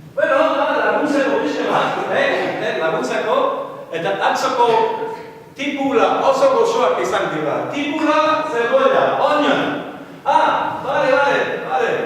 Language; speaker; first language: Basque; non-native, fluent; Irish